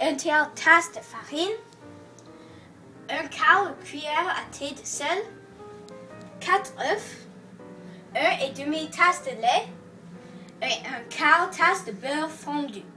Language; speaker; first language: French; non-native, learner; English